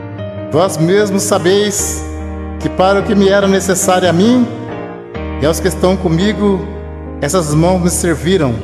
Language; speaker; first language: Portuguese; native; Portuguese